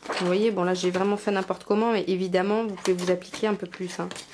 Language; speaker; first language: French; native; French